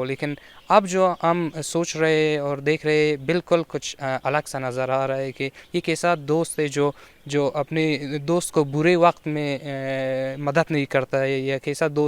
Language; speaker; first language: Hindi; non-native, fluent; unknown